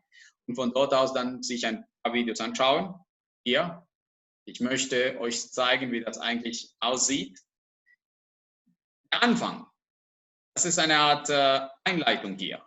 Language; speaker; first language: German; non-native, fluent; Spanish